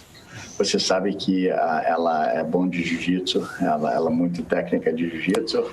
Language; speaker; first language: Portuguese; non-native, fluent; English